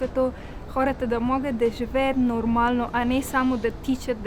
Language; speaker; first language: Bulgarian; non-native, learner; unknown